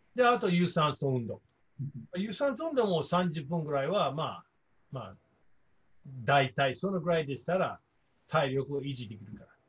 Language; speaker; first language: Japanese; non-native, fluent; English